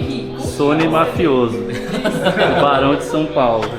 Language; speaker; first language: Portuguese; native; Portuguese